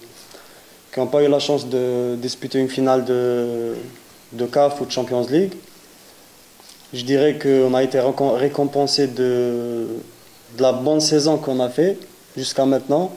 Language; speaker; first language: French; native; French